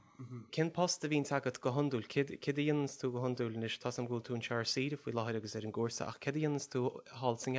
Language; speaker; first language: Irish; native; Irish